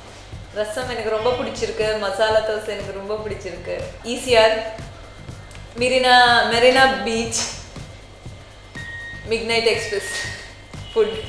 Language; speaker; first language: Tamil; non-native, learner; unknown